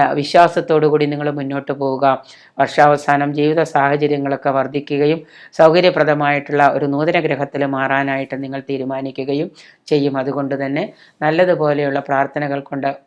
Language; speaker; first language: Malayalam; native; Malayalam